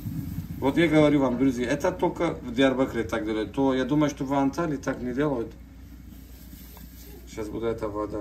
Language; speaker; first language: Russian; non-native, learner; Turkish